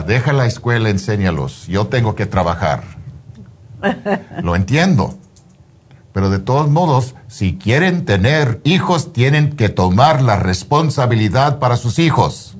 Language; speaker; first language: Spanish; early bilingual, heritage; Spanish